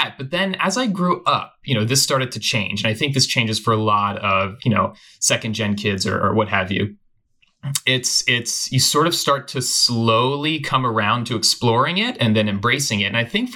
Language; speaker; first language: English; native; English